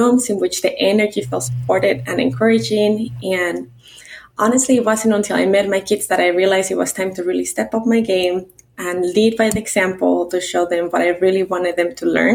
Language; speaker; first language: English; non-native, fluent; Spanish